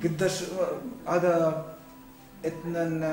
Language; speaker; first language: Arabic; non-native, learner; Bangla